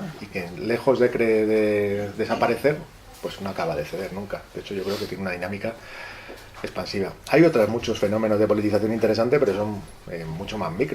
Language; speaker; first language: Spanish; native; Spanish